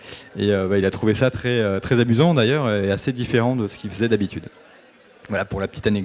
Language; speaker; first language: French; native; French